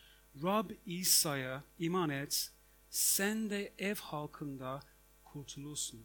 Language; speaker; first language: Turkish; non-native, fluent; English